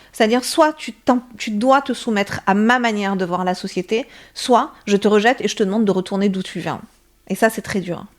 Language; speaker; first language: French; early bilingual, other home language; Persian